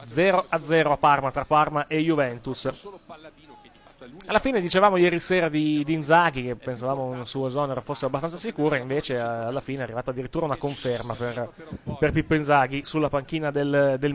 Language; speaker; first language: Italian; native; Italian